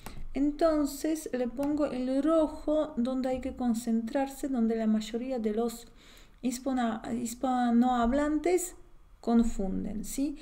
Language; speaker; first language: Spanish; non-native, fluent; Polish